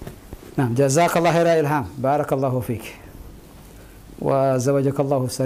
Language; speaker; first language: Arabic; non-native, fluent; Indonesian